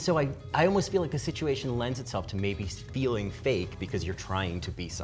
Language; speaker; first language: English; native; English